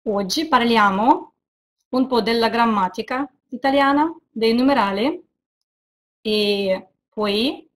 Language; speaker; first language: Italian; non-native, fluent; Russian